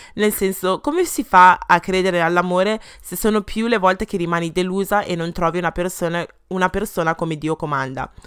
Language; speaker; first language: Italian; early bilingual, other home language; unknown